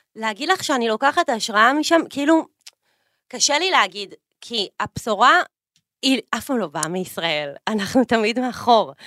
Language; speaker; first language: Hebrew; native; Hebrew